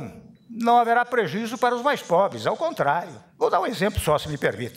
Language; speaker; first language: Portuguese; native; Portuguese